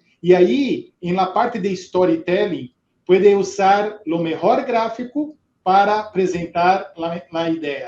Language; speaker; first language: Spanish; non-native, fluent; Portuguese